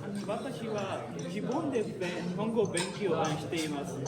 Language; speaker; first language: Japanese; non-native, learner; Urdu